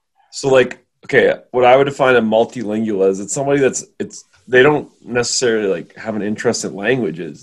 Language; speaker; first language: English; native; English